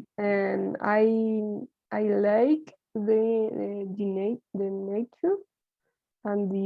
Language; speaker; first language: English; non-native, learner; Spanish